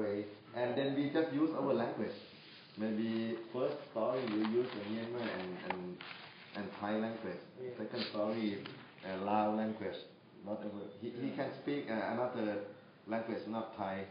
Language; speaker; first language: English; non-native, fluent; Thai